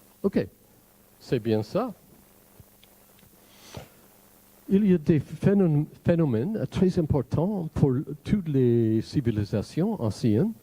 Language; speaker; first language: French; non-native, fluent; English